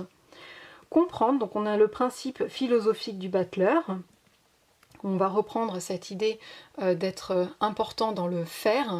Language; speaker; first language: French; native; French